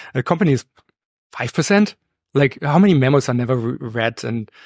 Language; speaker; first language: English; non-native, fluent; German